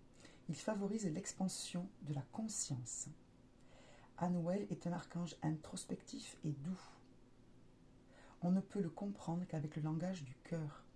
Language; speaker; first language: French; native; French